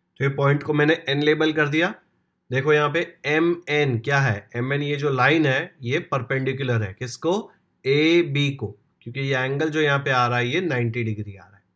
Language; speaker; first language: Hindi; non-native, local second language; Marathi